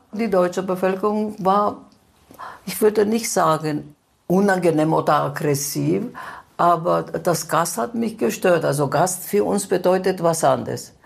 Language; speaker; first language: German; non-native, fluent; Greek